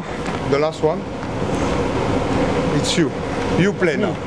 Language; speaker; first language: English; non-native, learner; French